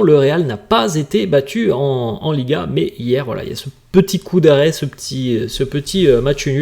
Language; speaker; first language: French; native; French